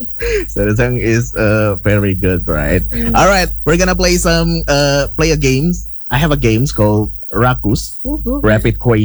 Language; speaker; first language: English; non-native, fluent; Indonesian